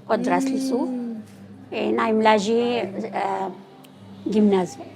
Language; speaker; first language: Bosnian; non-native, learner; Arabic